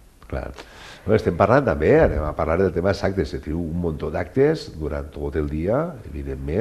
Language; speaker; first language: Catalan; native; Catalan